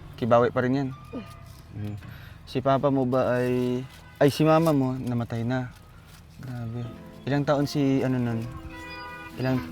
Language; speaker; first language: Filipino; non-native, local second language; Cebuano